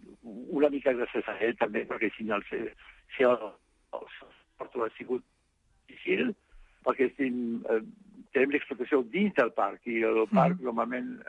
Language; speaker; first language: Catalan; non-native, fluent; French